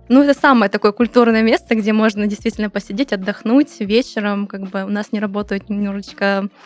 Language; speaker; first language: Russian; non-native, local second language; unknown